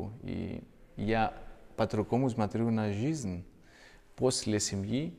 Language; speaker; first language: Russian; non-native, fluent; Greek